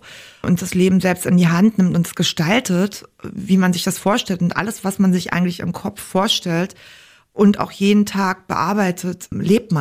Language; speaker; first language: German; native; German